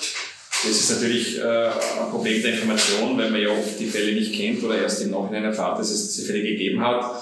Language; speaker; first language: German; native; German